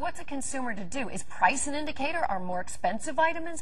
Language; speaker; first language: English; native; English